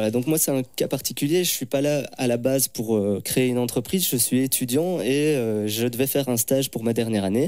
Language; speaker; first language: French; native; French